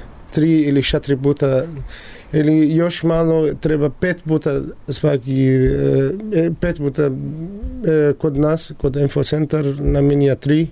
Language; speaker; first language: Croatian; non-native, learner; Arabic